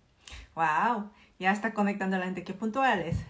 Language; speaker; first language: Spanish; non-native, fluent; Korean